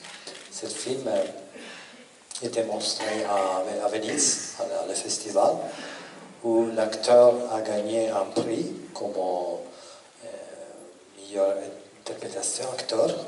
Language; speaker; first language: French; non-native, learner; Italian